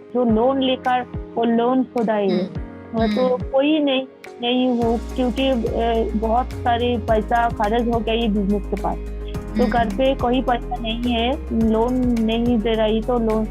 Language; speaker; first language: Hindi; non-native, local second language; Bangla